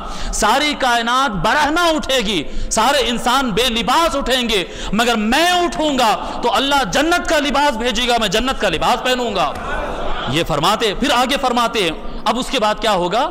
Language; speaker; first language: Urdu; native; Urdu